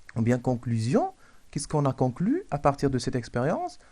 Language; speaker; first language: French; non-native, local second language; Arabic